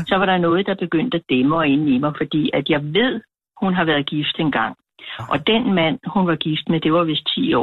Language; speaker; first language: Danish; native; Danish